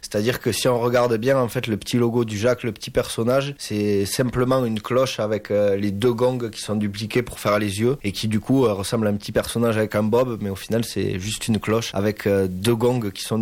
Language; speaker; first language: French; native; French